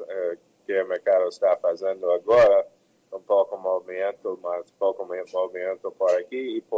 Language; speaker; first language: Portuguese; non-native, fluent; English